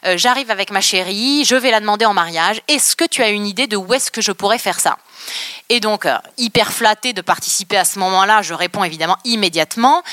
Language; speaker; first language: French; native; French